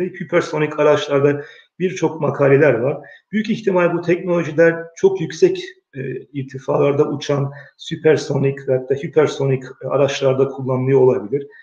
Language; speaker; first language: Turkish; early bilingual, heritage; Turkish